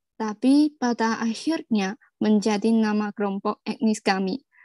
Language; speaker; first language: Indonesian; non-native, fluent; Chinese